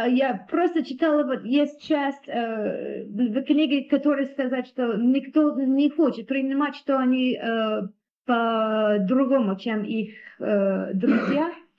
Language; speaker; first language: Russian; non-native, learner; English